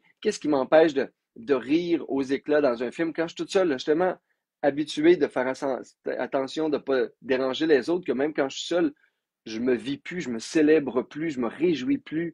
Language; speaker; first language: French; native; French